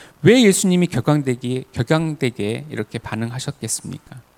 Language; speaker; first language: Korean; native; Korean